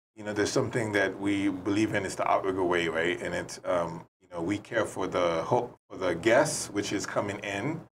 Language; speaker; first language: English; native; English